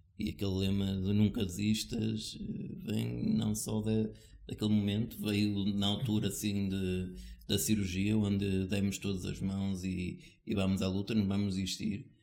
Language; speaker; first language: Portuguese; native; Portuguese